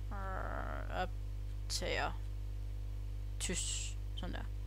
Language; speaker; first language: Danish; native; Danish